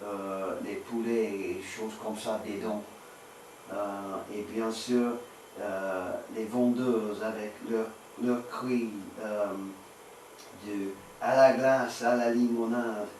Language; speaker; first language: French; non-native, learner; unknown